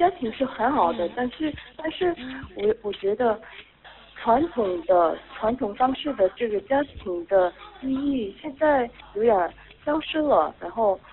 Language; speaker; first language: Chinese; non-native, fluent; Korean